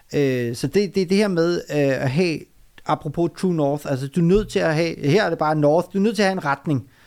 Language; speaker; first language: Danish; early bilingual, other home language; Urdu